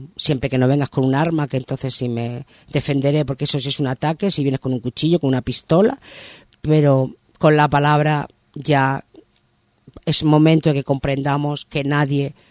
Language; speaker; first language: Spanish; native; Spanish